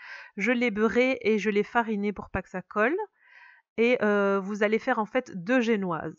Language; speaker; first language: French; native; French